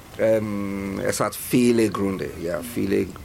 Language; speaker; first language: German; non-native, fluent; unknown